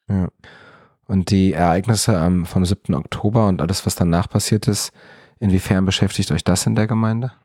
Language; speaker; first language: German; native; German